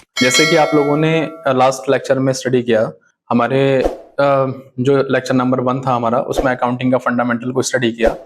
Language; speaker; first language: Hindi; native; Hindi